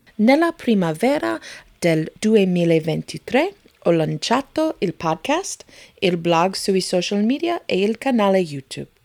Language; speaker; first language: Italian; non-native, fluent; English